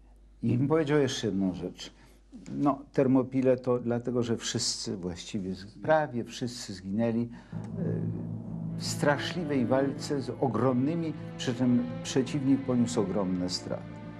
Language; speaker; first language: Polish; native; Polish